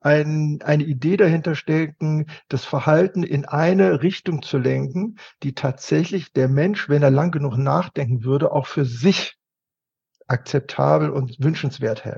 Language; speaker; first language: German; native; German